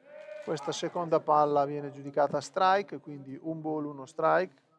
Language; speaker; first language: Italian; native; Italian